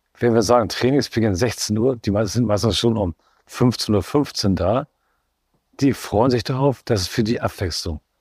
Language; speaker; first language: German; native; German